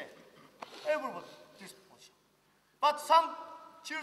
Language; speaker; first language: English; non-native, learner; Japanese